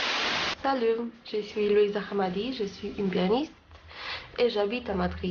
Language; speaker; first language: French; non-native, learner; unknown